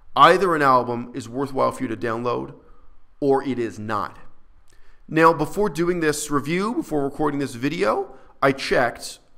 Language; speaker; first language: English; native; English